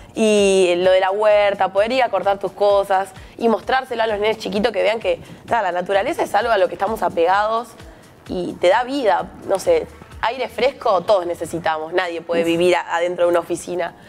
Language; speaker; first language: Spanish; native; Spanish